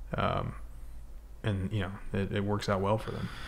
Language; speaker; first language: English; native; English